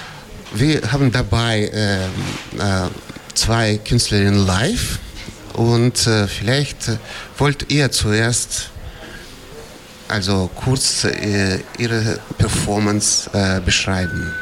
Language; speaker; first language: German; non-native, fluent; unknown